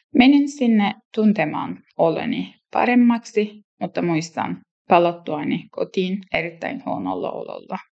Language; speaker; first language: Finnish; non-native, learner; Turkish